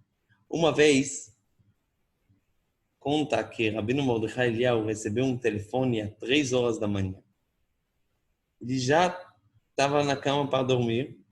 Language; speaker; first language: Portuguese; non-native, fluent; Hebrew